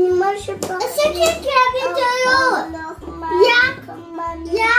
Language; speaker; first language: French; early bilingual, other home language; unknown